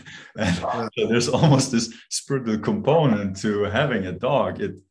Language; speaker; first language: English; non-native, fluent; German